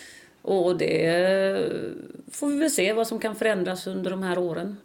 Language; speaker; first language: Swedish; native; Swedish